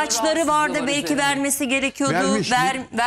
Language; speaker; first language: Turkish; native; Turkish